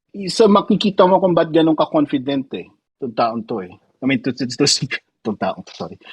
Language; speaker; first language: Filipino; non-native, local second language; Iloko